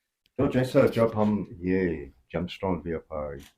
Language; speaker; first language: Hindi; non-native, fluent; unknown